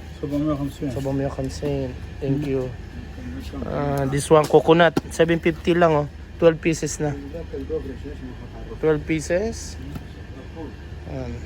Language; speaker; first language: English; non-native, local second language; Filipino